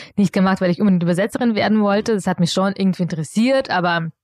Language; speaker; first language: German; early bilingual, other home language; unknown